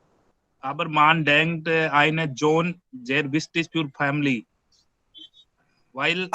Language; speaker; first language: German; non-native, learner; Hindi